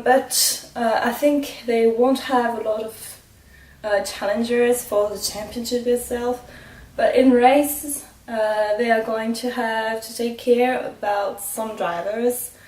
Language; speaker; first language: English; non-native, fluent; French